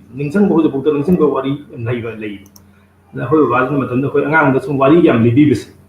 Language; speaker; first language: Manipuri; native; Manipuri